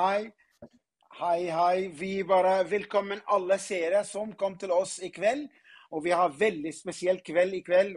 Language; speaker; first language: Norwegian; non-native, learner; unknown